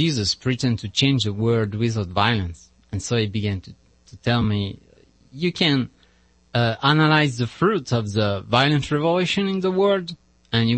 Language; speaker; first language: English; non-native, learner; French